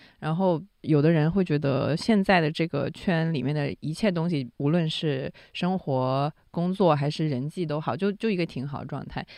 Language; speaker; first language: Chinese; non-native, local second language; Cantonese